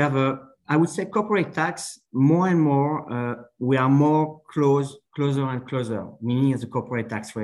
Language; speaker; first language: English; non-native, fluent; French